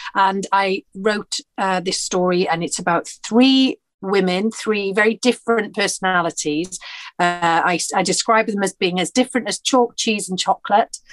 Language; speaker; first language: English; native; English